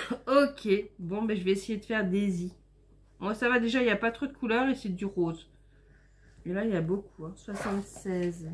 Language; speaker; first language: French; native; French